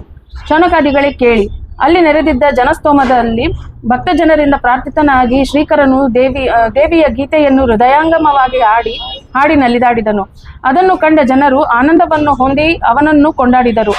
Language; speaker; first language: Kannada; native; Kannada